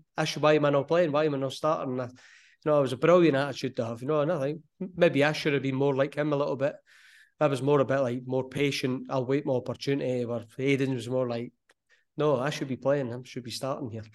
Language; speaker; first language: English; native; English